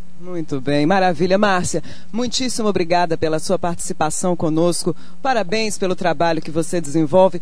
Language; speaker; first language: Portuguese; native; Portuguese